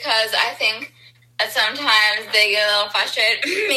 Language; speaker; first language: English; native; English